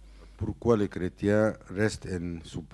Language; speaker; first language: French; non-native, learner; Arabic